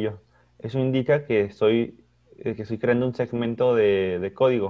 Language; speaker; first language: Spanish; native; Spanish